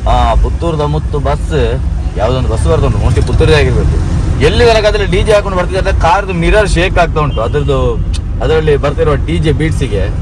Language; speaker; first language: Kannada; non-native, local second language; Tulu